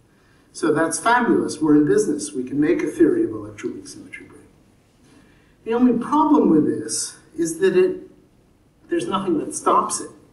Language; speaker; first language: English; native; English